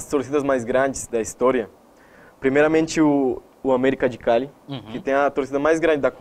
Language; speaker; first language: Portuguese; non-native, fluent; Spanish